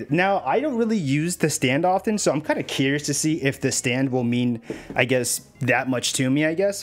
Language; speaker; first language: English; native; English